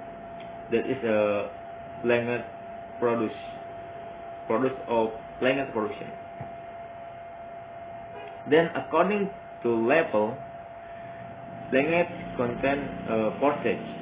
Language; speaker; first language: English; non-native, learner; Indonesian